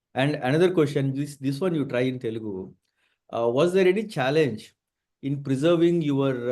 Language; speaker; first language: English; non-native, local second language; Telugu